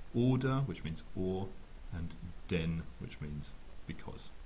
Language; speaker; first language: English; native; English